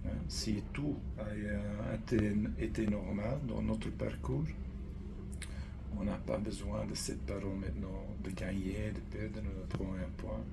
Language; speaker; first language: French; non-native, fluent; Dutch